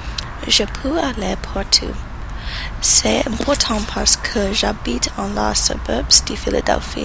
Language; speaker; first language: French; non-native, learner; English